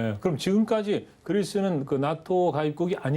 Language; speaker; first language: Korean; native; Korean